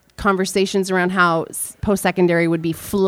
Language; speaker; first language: English; non-native, fluent; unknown